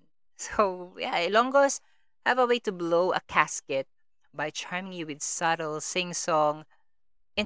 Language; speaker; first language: English; non-native, local second language; Kinaray-a